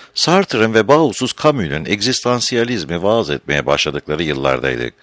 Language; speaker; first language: Turkish; native; Turkish